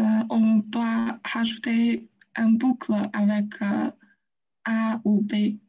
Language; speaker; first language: French; non-native, fluent; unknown